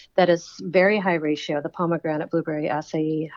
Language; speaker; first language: English; native; English